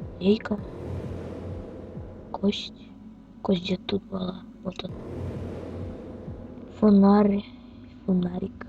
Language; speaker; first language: Russian; native; Russian